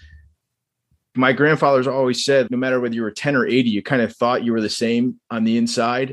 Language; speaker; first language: English; native; English